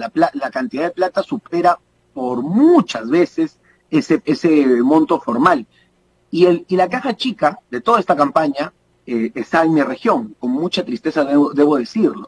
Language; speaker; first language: Spanish; native; Spanish